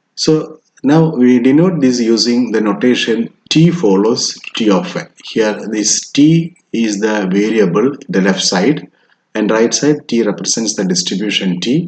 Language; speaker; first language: English; non-native, local second language; Malayalam